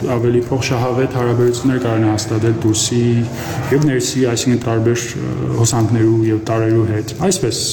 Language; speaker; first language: Armenian; early bilingual, heritage; Armenian